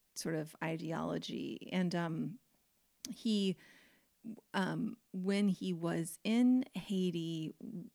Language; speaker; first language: English; native; English